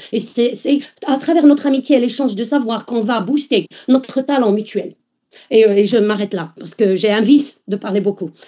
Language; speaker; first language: French; non-native, local second language; Arabic